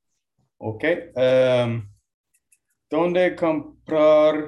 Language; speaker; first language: Spanish; non-native, learner; English